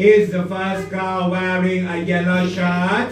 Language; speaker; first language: English; non-native, fluent; Thai